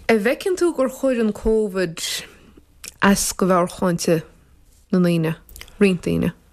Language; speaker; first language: Irish; native; Irish